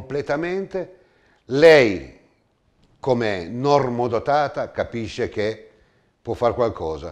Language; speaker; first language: Italian; native; Italian